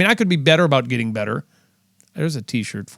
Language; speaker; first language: English; native; English